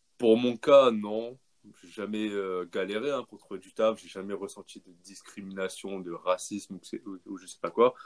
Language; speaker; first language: French; native; French